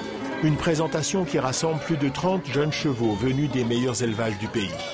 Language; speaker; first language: French; native; French